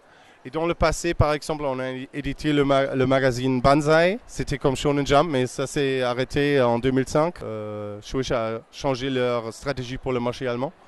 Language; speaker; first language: French; non-native, fluent; German